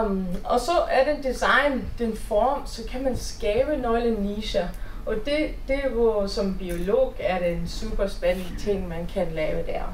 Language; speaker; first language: Danish; non-native, fluent; German